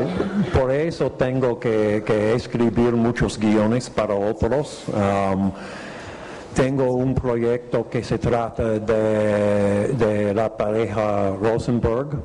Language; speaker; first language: Spanish; non-native, fluent; English